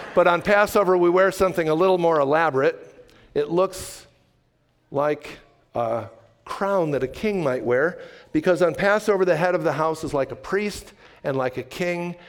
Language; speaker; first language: English; native; English